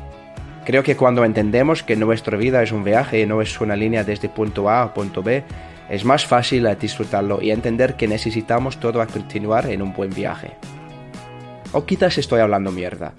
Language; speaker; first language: Spanish; non-native, learner; English